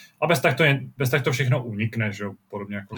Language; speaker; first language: Czech; native; Czech